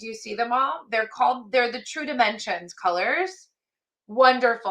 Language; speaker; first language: English; native; English